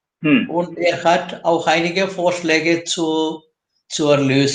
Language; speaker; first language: German; non-native, fluent; Malayalam